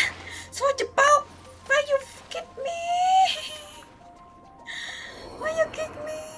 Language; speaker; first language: English; non-native, learner; Vietnamese